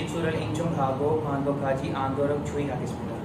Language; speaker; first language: Korean; non-native, learner; Urdu